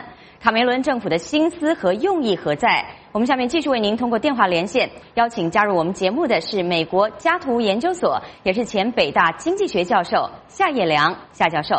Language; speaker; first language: Chinese; native; Chinese